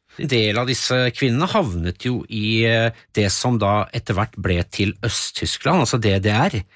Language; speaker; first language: Norwegian; native; Norwegian